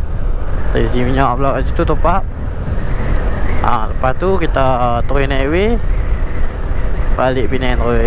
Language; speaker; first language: Malay; native; Malay